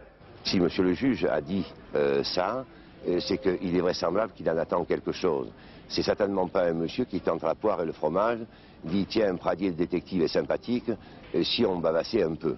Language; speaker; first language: French; native; French